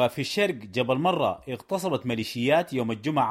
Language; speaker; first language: Arabic; native; Arabic